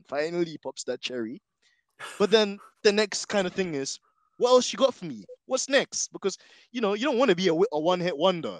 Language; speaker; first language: English; native; English